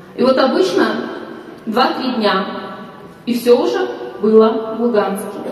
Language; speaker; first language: Russian; native; Russian